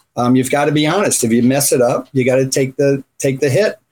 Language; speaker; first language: English; native; English